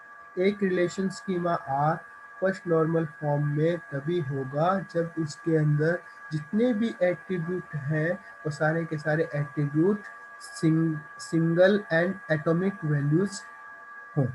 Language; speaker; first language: Hindi; native; Hindi